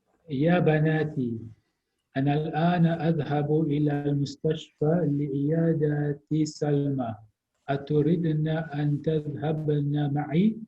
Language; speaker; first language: Arabic; non-native, learner; English